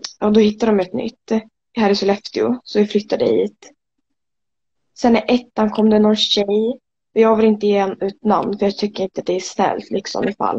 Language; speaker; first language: Swedish; native; Swedish